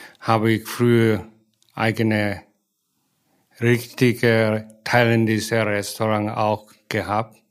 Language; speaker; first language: German; non-native, fluent; Lao